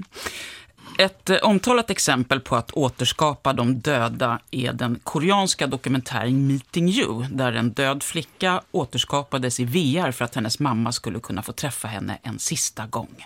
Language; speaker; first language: Swedish; native; Swedish